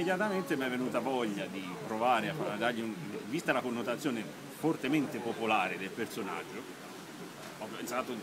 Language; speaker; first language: Italian; native; Italian